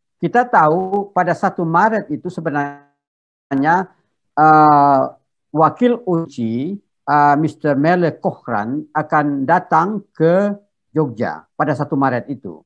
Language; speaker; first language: Indonesian; non-native, local second language; Minangkabau